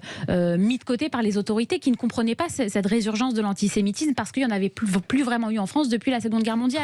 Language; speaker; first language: French; native; French